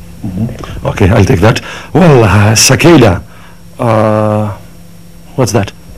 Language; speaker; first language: English; non-native, fluent; Greek